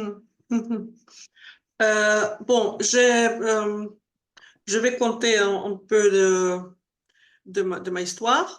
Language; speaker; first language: French; non-native, learner; Spanish